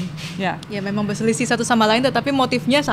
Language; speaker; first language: Indonesian; native; Indonesian